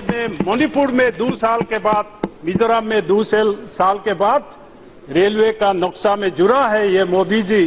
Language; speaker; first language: Hindi; non-native, local second language; Adi